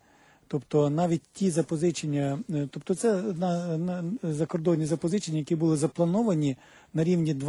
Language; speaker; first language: Ukrainian; native; Ukrainian